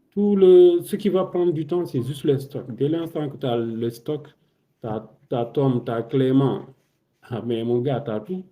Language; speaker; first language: French; non-native, local second language; Wolof